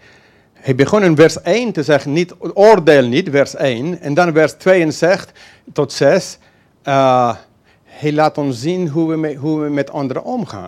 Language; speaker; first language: Dutch; non-native, fluent; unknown